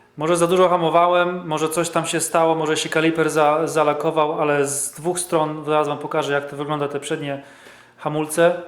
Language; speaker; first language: Polish; early bilingual, heritage; Polish